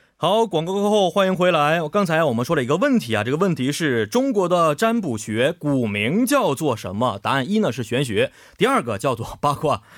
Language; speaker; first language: Chinese; native; Chinese